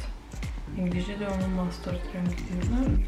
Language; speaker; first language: Turkish; non-native, fluent; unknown